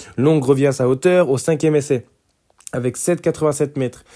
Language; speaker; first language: French; native; French